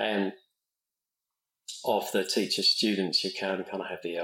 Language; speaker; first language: English; native; English